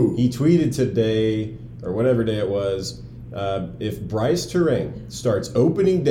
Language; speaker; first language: English; native; English